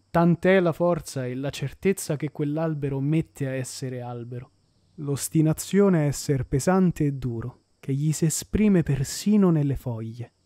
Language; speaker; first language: Italian; native; Italian